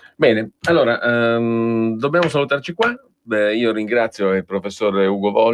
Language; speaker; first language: Italian; native; Italian